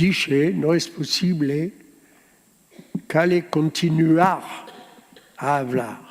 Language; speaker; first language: Spanish; early bilingual, heritage; French